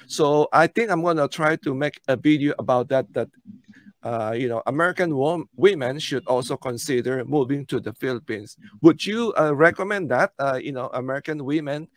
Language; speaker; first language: English; non-native, local second language; Filipino